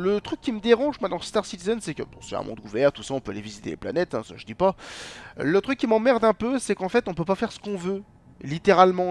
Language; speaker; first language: French; native; French